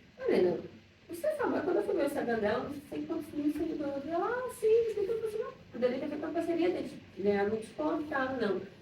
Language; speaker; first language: Portuguese; native; Portuguese